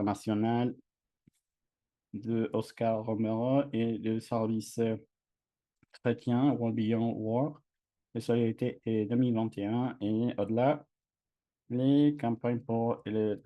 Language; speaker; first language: French; non-native, fluent; English